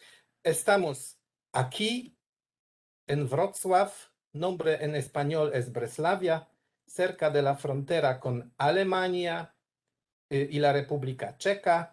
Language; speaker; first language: Spanish; non-native, learner; Polish